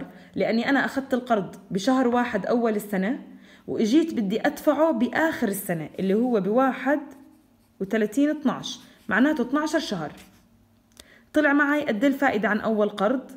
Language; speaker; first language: Arabic; native; Arabic